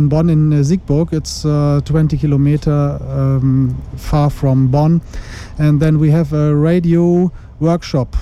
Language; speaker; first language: English; non-native, learner; German